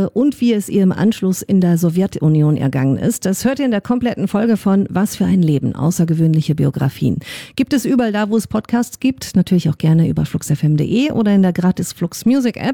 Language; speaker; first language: German; native; German